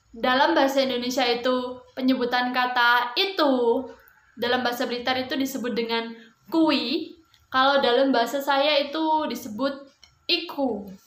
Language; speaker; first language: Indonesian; non-native, local second language; Javanese